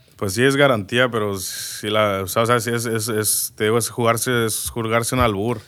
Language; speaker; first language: Spanish; native; Spanish